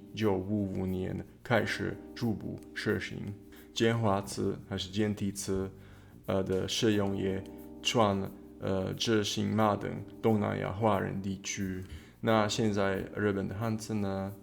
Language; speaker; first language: Chinese; non-native, fluent; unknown